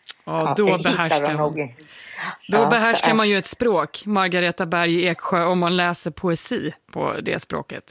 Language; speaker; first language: Swedish; native; Swedish